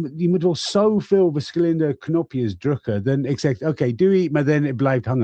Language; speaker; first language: Dutch; non-native, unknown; English